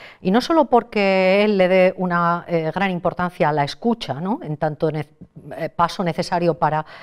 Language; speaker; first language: Spanish; native; Spanish